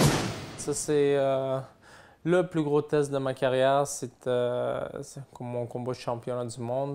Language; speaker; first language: French; native; French